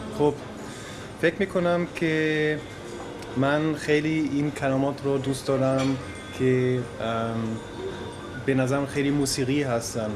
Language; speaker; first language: Persian; non-native, learner; German